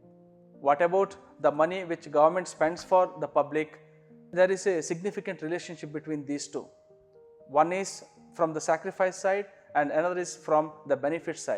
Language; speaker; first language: English; non-native, local second language; Kannada